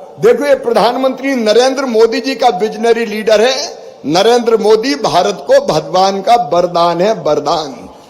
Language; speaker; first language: Hindi; native; Hindi